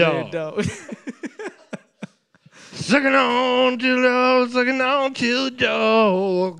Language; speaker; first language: English; native; English